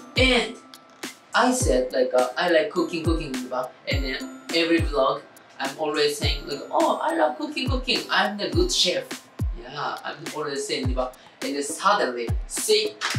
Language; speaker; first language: English; non-native, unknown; Japanese